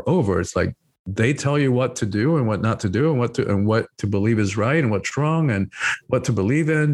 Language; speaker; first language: English; early bilingual, other home language; Spanish